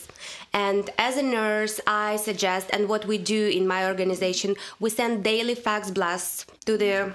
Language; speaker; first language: English; non-native, fluent; Russian